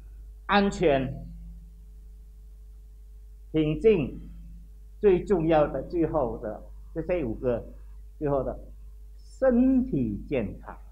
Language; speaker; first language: Chinese; non-native, local second language; Indonesian